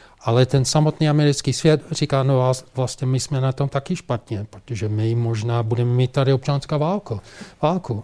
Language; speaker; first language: Czech; non-native, fluent; English